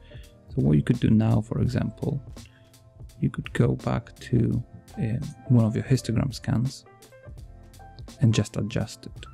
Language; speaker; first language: English; non-native, fluent; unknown